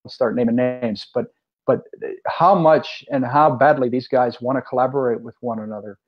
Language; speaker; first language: English; native; English